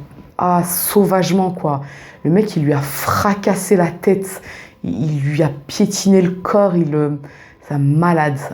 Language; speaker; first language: French; native; French